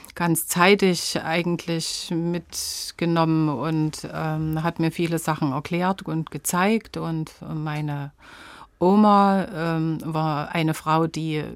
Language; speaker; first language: German; native; German